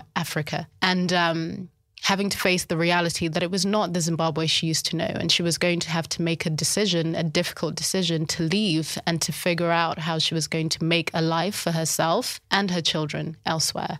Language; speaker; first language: English; early bilingual, other home language; Shona